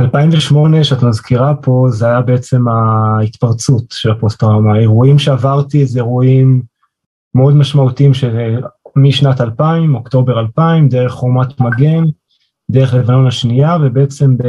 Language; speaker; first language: Hebrew; native; Hebrew